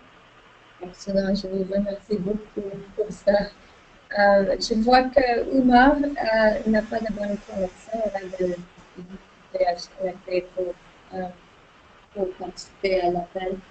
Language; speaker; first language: French; non-native, fluent; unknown